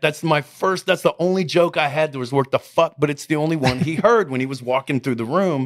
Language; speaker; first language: English; native; English